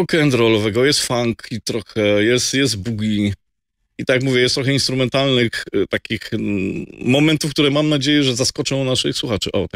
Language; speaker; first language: Polish; native; Polish